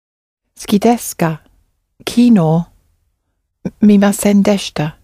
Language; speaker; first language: Japanese; non-native, learner; English